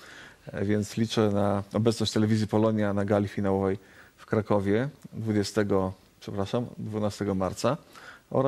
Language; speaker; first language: Polish; native; Polish